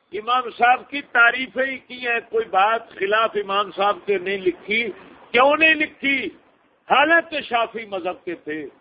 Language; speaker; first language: Urdu; native; Urdu